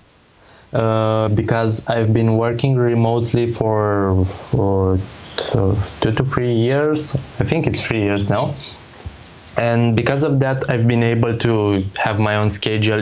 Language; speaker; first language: English; non-native, fluent; Romanian